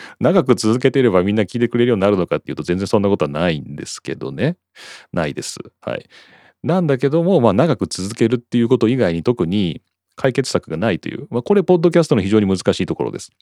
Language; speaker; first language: Japanese; native; Japanese